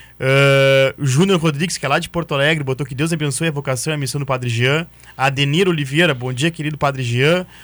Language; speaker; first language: Portuguese; native; Portuguese